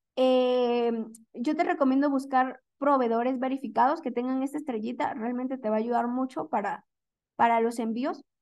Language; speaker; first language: Spanish; native; Spanish